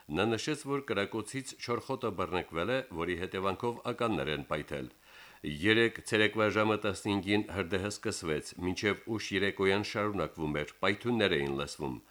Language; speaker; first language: Armenian; native; Armenian